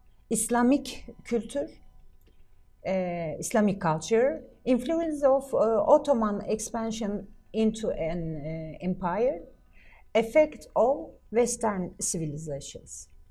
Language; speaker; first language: English; non-native, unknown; Turkish